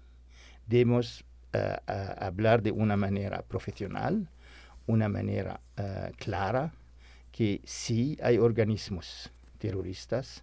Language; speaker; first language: Spanish; non-native, fluent; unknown